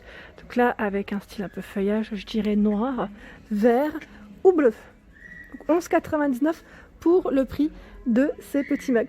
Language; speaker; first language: French; native; French